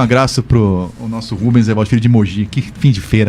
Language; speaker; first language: Portuguese; native; Portuguese